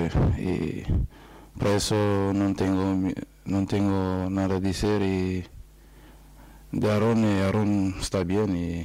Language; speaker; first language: Spanish; non-native, fluent; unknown